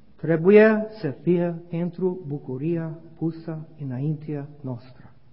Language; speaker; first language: Romanian; non-native, learner; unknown